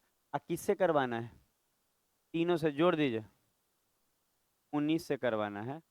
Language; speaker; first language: Hindi; native; Hindi